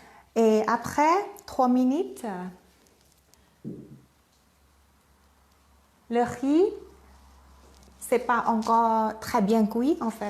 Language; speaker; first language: French; non-native, learner; Thai